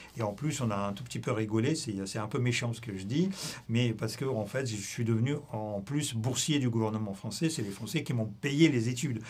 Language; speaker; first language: French; non-native, fluent; Russian